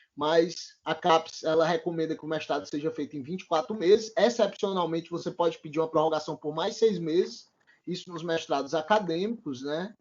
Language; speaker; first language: Portuguese; native; Portuguese